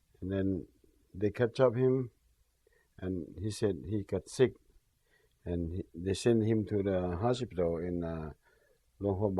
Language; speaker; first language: English; non-native, learner; Lao